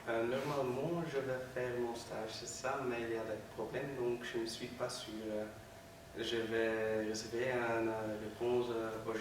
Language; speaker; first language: French; non-native, learner; Dutch